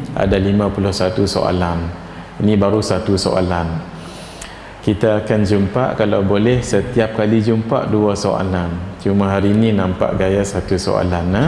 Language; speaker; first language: Malay; native; Malay